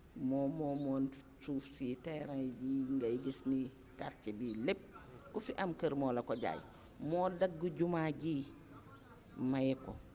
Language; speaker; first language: Wolof; native; Wolof